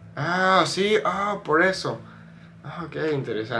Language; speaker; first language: Spanish; non-native, fluent; English